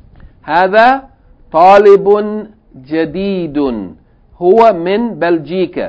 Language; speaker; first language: Arabic; non-native, fluent; English